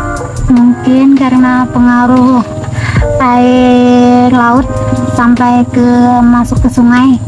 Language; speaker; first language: Indonesian; non-native, local second language; Banjar